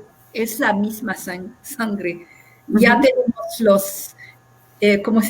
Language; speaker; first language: Spanish; non-native, fluent; French